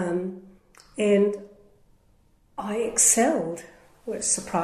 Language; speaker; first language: English; native; English